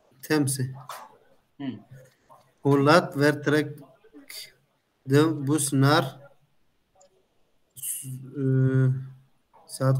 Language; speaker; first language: Dutch; non-native, learner; Turkish